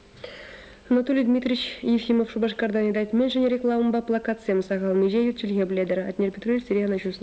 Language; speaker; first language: Russian; native; Russian